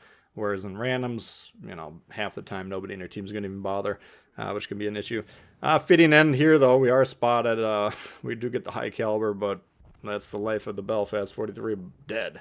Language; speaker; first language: English; native; English